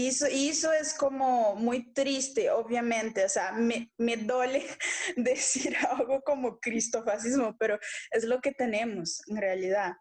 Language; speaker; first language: Spanish; non-native, local second language; Portuguese